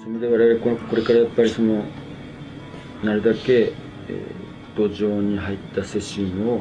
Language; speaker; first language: Japanese; native; Japanese